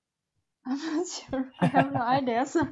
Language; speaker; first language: English; non-native, learner; Indonesian